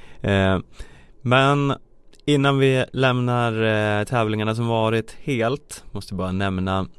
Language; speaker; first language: Swedish; native; Swedish